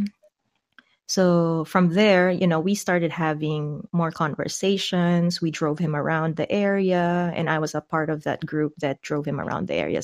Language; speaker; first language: English; non-native, local second language; Filipino